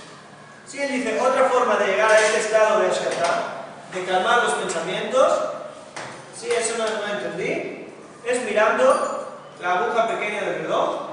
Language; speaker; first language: Spanish; non-native, fluent; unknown